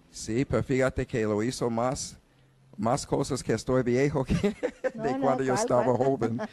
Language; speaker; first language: Spanish; non-native, learner; English